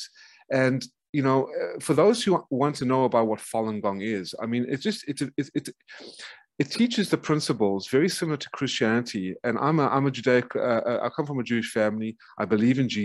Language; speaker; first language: English; native; English